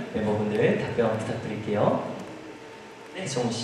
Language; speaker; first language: Korean; native; Korean